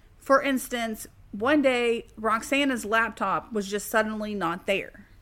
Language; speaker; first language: English; native; English